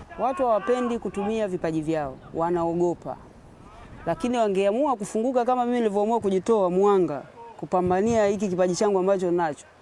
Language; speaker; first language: Swahili; native; Swahili